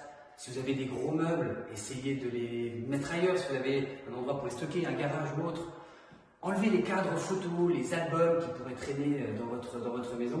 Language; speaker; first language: French; native; French